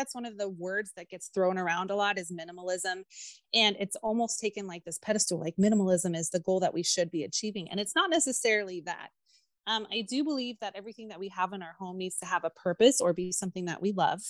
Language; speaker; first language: English; native; English